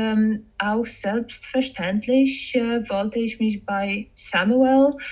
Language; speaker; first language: German; non-native, fluent; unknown